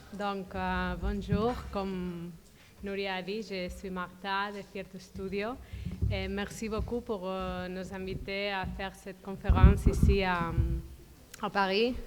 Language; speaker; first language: French; non-native, fluent; Spanish